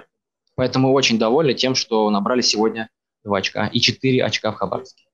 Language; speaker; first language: Russian; native; Russian